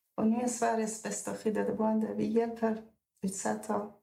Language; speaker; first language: Swedish; non-native, fluent; Persian